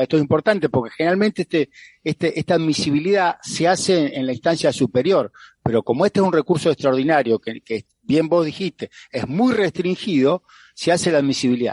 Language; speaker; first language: Spanish; native; Spanish